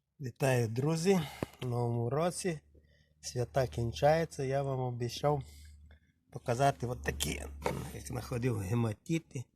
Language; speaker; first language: Ukrainian; non-native, local second language; Russian